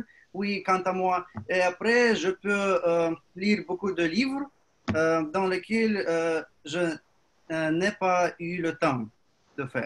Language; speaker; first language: French; non-native, learner; Russian